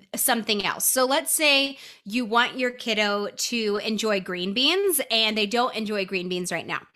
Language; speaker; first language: English; native; English